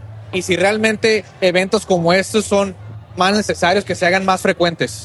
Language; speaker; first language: Spanish; early bilingual, heritage; Spanish